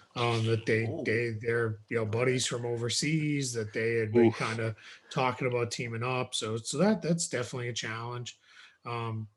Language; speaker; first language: English; native; English